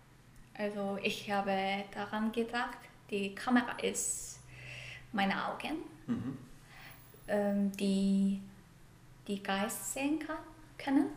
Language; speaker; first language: German; non-native, fluent; Korean